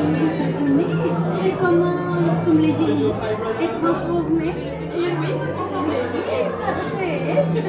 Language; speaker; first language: French; non-native, learner; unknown